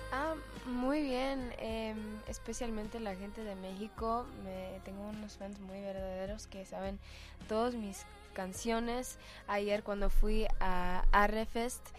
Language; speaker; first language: Spanish; early bilingual, heritage; Spanish